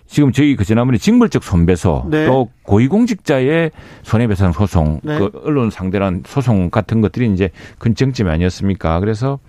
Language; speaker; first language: Korean; native; Korean